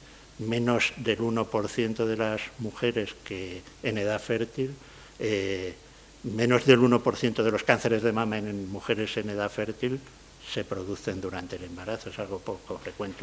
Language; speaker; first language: Spanish; native; Spanish